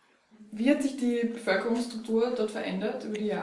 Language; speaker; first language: German; native; German